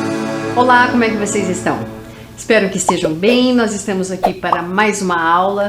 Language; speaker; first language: Portuguese; native; Portuguese